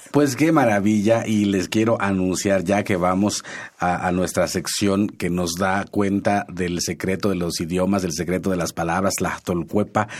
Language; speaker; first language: Spanish; non-native, local second language; Nahuatl languages